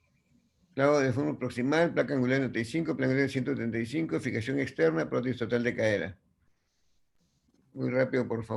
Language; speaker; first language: Spanish; native; Spanish